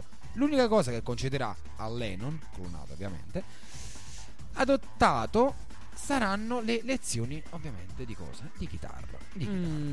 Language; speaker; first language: Italian; native; Italian